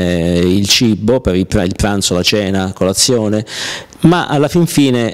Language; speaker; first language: Italian; native; Italian